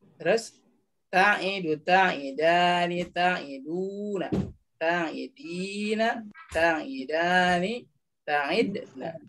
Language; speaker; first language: Arabic; non-native, fluent; Indonesian